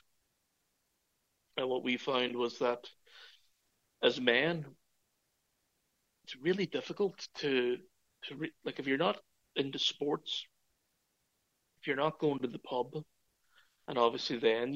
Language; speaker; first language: English; native; English